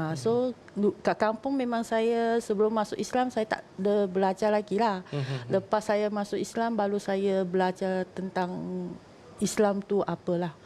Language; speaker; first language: Malay; non-native, local second language; Chinese